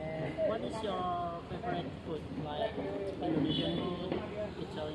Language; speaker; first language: English; non-native, learner; Indonesian